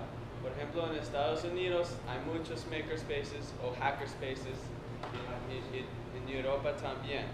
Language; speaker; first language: Spanish; non-native, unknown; English